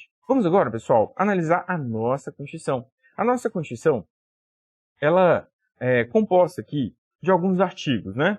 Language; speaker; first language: Portuguese; native; Portuguese